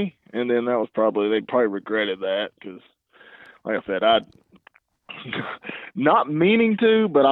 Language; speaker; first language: English; native; English